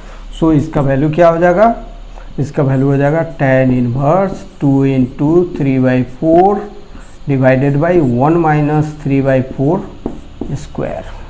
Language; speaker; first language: Hindi; native; Hindi